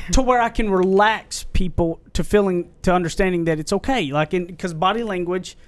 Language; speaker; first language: English; native; English